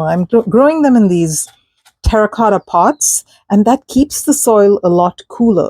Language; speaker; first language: English; native; English